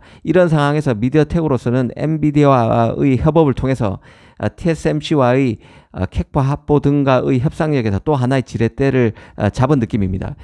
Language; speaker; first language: Korean; native; Korean